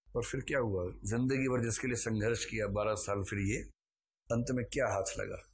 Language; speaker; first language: Hindi; native; Hindi